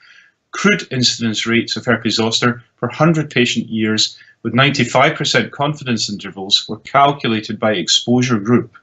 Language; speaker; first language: English; native; English